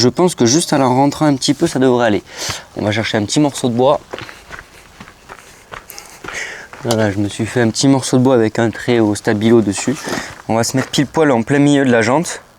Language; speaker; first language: French; native; French